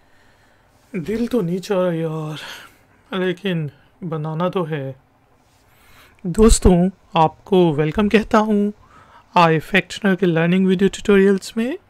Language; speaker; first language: Hindi; non-native, local second language; Punjabi